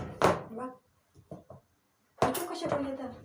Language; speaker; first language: Turkish; non-native, learner; Filipino